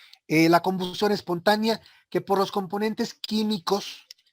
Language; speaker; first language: Spanish; native; Spanish